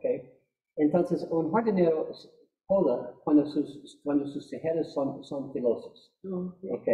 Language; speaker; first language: Spanish; non-native, fluent; English